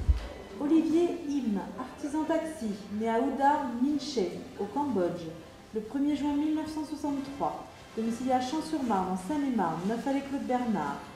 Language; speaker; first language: French; native; French